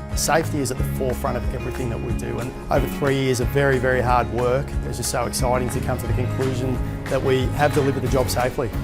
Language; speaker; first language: English; native; English